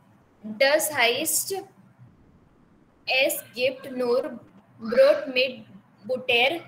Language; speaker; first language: German; non-native, learner; Marathi